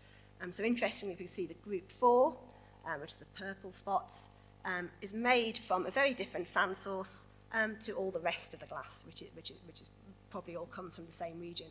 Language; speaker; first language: English; native; English